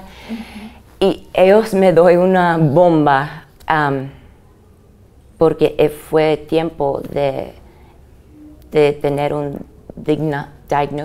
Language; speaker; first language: Spanish; early bilingual, heritage; English